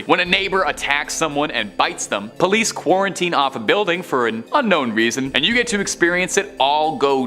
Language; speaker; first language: English; native; English